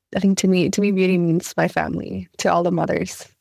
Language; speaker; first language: English; early bilingual, other home language; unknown